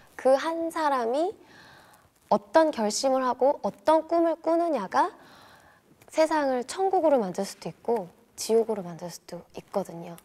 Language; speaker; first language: Korean; native; Korean